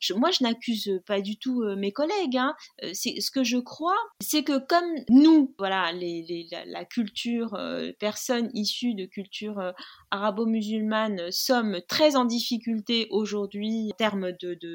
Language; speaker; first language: French; non-native, local second language; Arabic